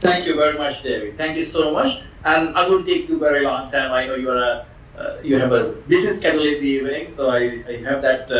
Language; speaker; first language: English; non-native, local second language; Sinhala